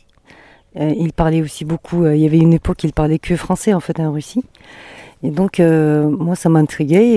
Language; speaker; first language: French; non-native, fluent; Mongolian